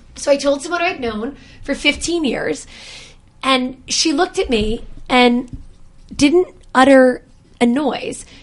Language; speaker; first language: English; native; English